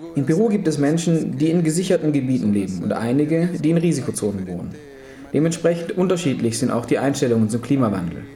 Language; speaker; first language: German; non-native, fluent; Spanish